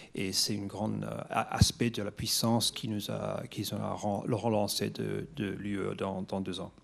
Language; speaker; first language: French; non-native, fluent; English